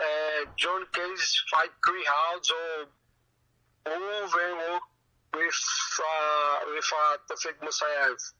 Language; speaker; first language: English; non-native, learner; Portuguese